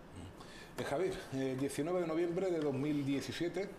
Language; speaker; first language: Spanish; native; Spanish